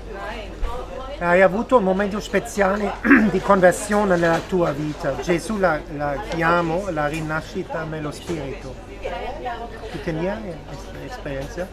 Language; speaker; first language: Italian; non-native, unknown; German